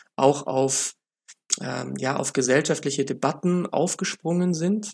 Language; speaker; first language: German; native; German